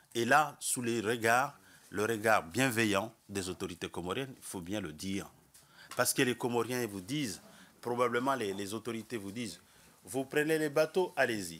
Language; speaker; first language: French; non-native, local second language; Comorian